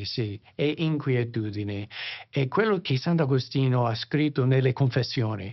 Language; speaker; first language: Italian; non-native, fluent; English